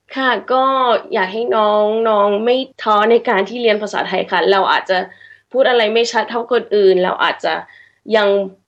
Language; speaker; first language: Thai; early bilingual, heritage; Thai